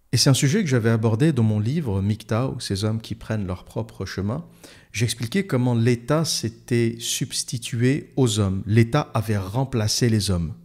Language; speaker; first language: French; native; French